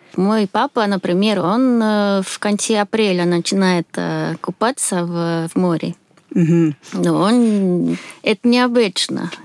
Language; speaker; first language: Russian; non-native, fluent; Swedish